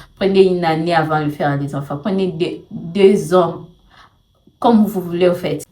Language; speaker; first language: French; non-native, local second language; Swahili